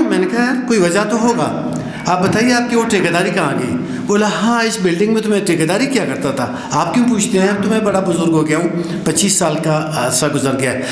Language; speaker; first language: Urdu; non-native, local second language; Brahui